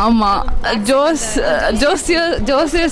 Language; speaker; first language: Tamil; non-native, fluent; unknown